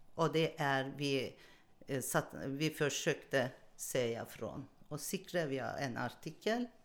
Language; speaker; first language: Swedish; non-native, learner; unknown